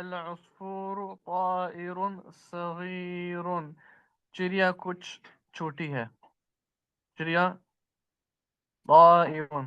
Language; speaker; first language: Hindi; non-native, learner; Urdu